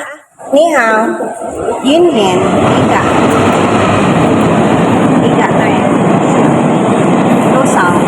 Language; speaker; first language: Chinese; non-native, learner; Filipino